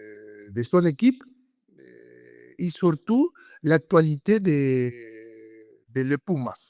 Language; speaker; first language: French; non-native, learner; Spanish